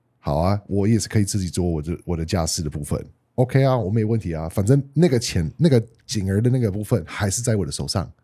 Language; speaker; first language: Chinese; non-native, fluent; English